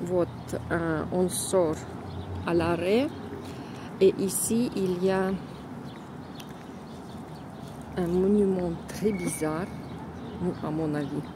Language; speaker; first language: French; non-native, fluent; Russian